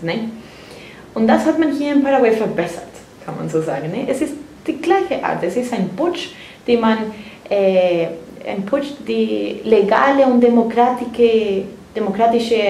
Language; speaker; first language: German; non-native, fluent; Spanish